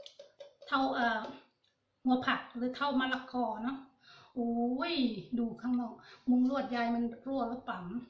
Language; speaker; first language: Thai; non-native, local second language; Northeastern Thai